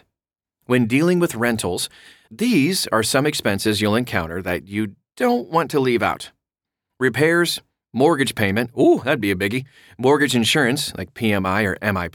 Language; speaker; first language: English; native; English